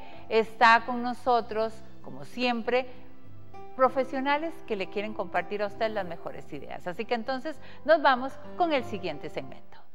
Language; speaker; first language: Spanish; native; Spanish